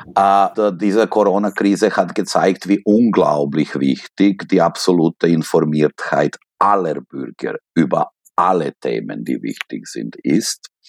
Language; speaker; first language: German; non-native, fluent; Serbian